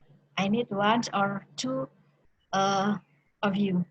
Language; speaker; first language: English; non-native, learner; Indonesian